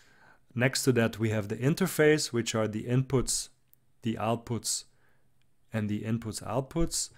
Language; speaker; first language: English; non-native, fluent; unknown